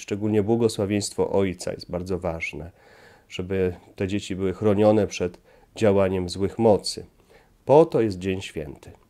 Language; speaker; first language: Polish; native; Polish